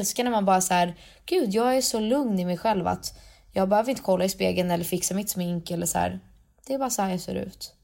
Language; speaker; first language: Swedish; native; Swedish